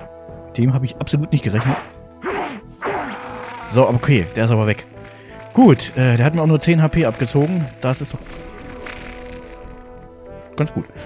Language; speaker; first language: German; native; German